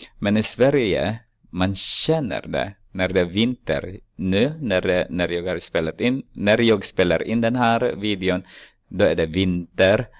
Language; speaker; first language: Swedish; non-native, fluent; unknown